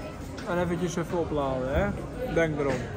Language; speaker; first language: Dutch; native; Dutch